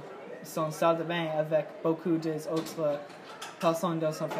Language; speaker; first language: French; non-native, learner; English